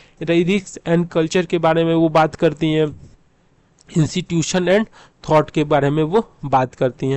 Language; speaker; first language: Hindi; native; Hindi